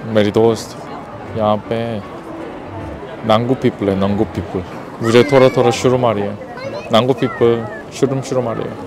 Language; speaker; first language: Hindi; non-native, learner; Korean